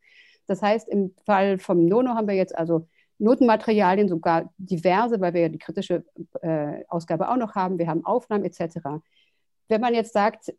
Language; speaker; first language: German; native; German